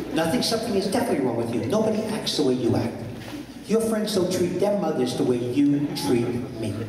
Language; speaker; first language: English; native; English